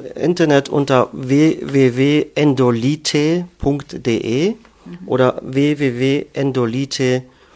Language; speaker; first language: German; native; German